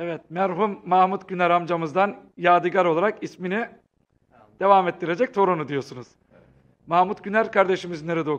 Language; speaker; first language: Turkish; native; Turkish